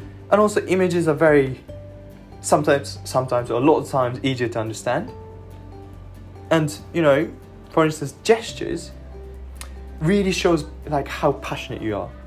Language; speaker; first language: English; non-native, fluent; Japanese